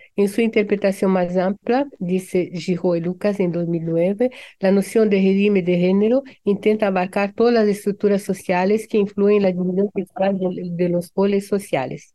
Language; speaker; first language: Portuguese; early bilingual, other home language; Japanese